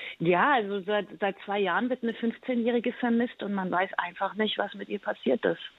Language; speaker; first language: German; early bilingual, other home language; Persian